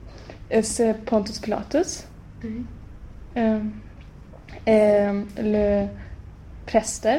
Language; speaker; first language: French; non-native, learner; Swedish